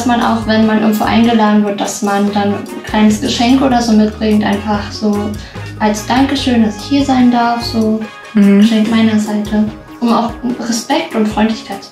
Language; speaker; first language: German; native; German